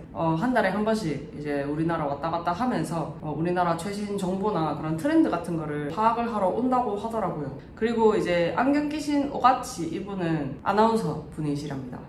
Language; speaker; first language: Korean; native; Korean